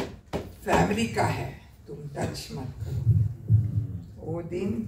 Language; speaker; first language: Hindi; non-native, local second language; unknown